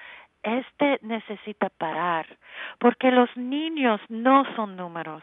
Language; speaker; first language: Spanish; non-native, learner; English